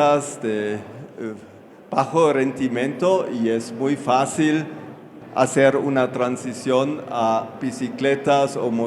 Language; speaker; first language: Spanish; non-native, fluent; German